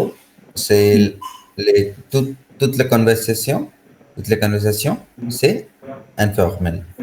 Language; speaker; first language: French; non-native, fluent; Hindi